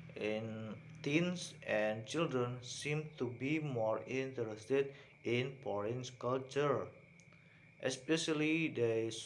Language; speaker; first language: English; non-native, learner; Indonesian